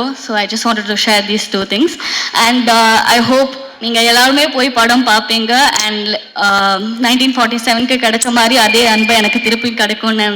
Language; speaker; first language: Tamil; non-native, fluent; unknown